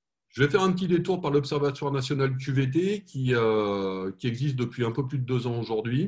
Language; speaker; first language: French; native; French